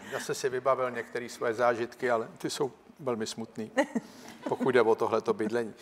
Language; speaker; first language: Czech; native; Czech